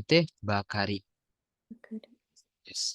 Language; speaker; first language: Japanese; non-native, fluent; Indonesian